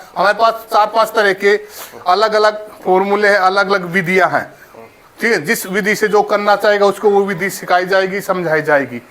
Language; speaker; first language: Hindi; native; Hindi